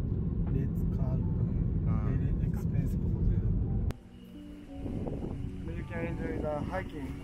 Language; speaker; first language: English; non-native, learner; Japanese